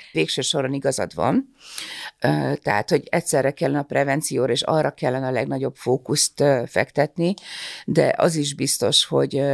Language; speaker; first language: Hungarian; early bilingual, other home language; Russian